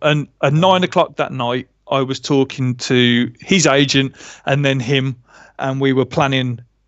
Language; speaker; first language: English; native; English